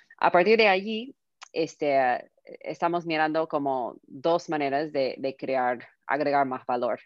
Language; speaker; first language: Spanish; non-native, fluent; English